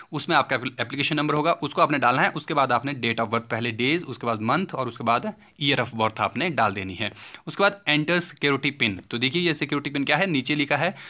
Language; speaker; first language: Hindi; native; Hindi